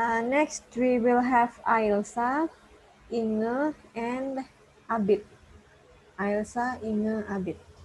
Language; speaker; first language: English; non-native, fluent; Indonesian